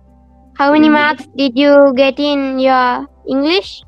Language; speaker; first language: English; non-native, learner; Sinhala